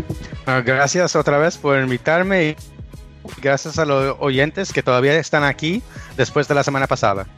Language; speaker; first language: Spanish; early bilingual, heritage; English